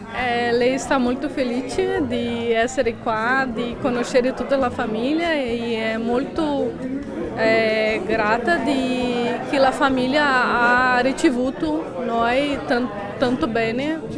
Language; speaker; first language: Italian; non-native, fluent; Portuguese